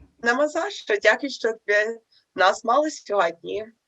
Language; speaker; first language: Ukrainian; early bilingual, heritage; Ukrainian